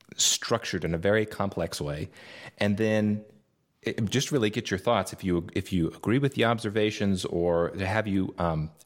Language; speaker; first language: English; native; English